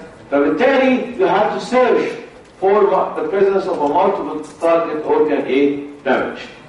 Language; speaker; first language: English; non-native, fluent; Arabic